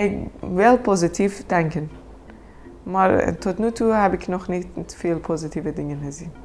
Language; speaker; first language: Dutch; non-native, fluent; Persian